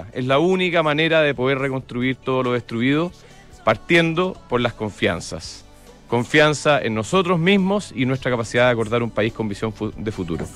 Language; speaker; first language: Spanish; native; Spanish